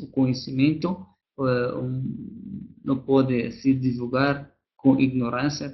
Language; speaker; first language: Portuguese; non-native, fluent; Arabic